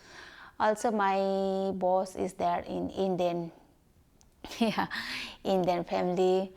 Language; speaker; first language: English; non-native, learner; Nepali